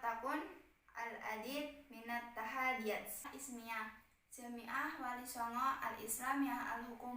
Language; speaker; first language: Arabic; non-native, learner; Indonesian